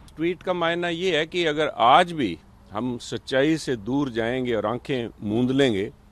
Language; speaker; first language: Hindi; non-native, local second language; Punjabi